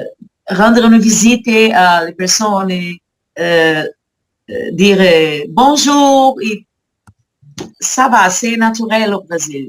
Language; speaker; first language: French; non-native, learner; Portuguese